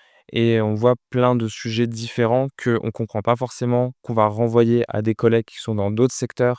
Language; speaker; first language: French; native; French